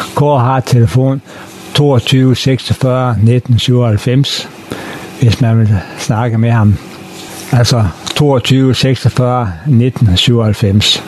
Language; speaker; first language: Danish; native; Danish